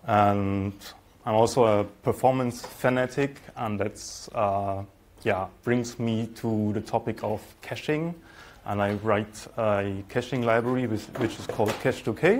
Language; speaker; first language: English; non-native, fluent; German